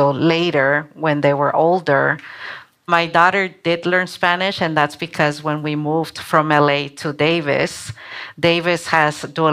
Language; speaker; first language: English; non-native, local second language; Spanish